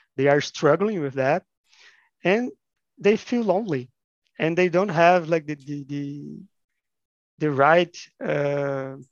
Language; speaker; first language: English; non-native, fluent; Portuguese